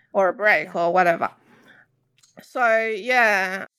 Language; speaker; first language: English; non-native, fluent; Chinese